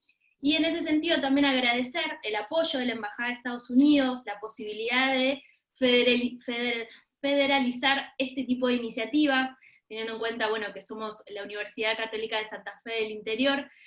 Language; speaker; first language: Spanish; native; Spanish